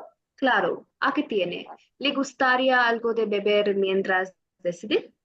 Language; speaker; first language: Spanish; non-native, learner; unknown